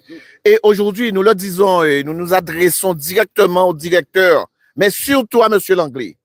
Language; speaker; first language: French; native; French